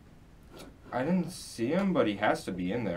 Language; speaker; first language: English; native; English